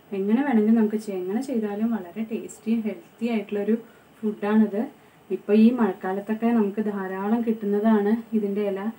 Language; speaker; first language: Malayalam; non-native, local second language; Konkani